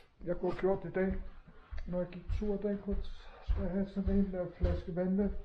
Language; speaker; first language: Danish; non-native, fluent; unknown